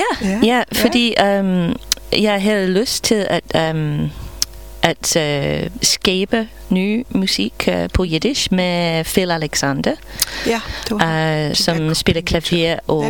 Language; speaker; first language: Danish; non-native, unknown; English